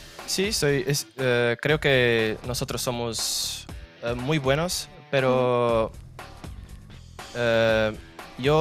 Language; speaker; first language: Spanish; non-native, learner; Portuguese